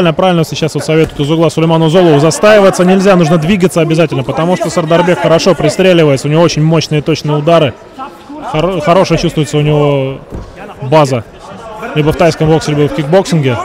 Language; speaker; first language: Russian; native; Russian